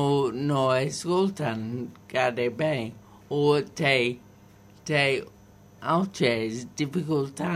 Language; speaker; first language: Catalan; non-native, learner; English